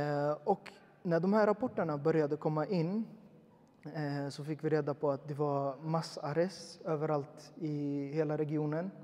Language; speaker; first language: Swedish; early bilingual, other home language; Uyghur